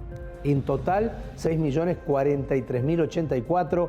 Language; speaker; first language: Spanish; native; Spanish